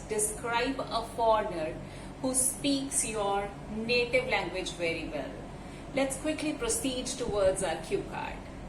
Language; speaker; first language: Hindi; native; Hindi